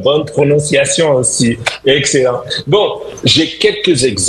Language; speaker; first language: French; non-native, fluent; English